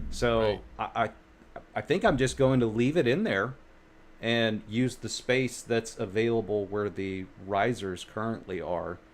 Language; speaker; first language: English; native; English